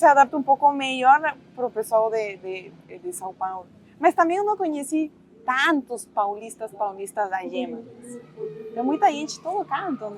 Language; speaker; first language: Portuguese; non-native, fluent; Spanish